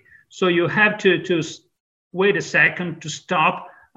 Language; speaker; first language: English; non-native, fluent; Italian